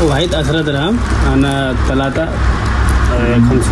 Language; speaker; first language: Arabic; non-native, learner; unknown